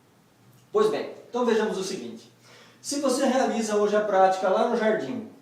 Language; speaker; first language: Portuguese; native; Portuguese